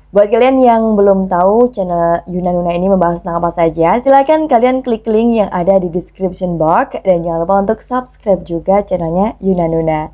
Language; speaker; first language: Indonesian; native; Indonesian